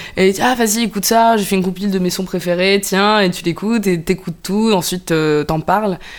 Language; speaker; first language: French; non-native, local second language; Arabic